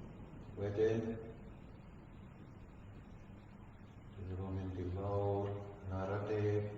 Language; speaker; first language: Welsh; non-native, fluent; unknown